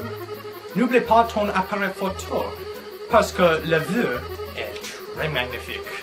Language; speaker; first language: French; non-native, learner; English